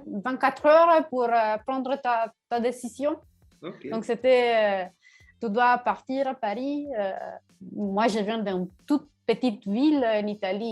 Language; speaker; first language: French; non-native, learner; Italian